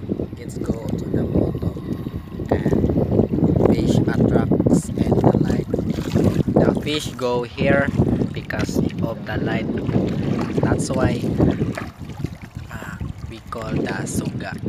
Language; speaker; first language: English; non-native, learner; Cebuano